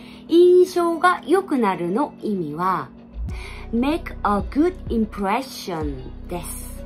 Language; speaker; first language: Japanese; non-native, fluent; Korean